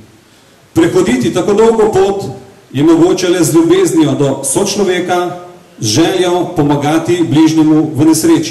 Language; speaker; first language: Slovenian; native; Slovenian